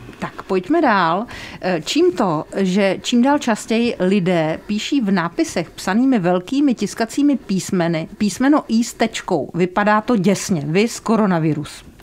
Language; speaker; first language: Czech; native; Czech